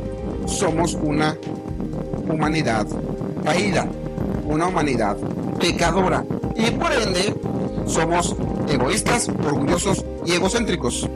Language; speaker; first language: Spanish; native; Spanish